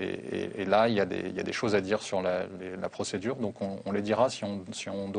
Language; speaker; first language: French; native; French